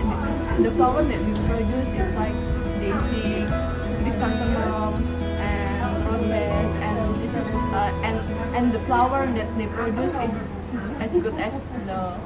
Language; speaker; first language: English; non-native, learner; Indonesian